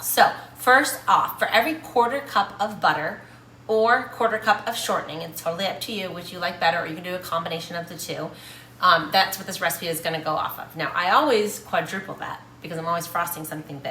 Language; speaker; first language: English; native; English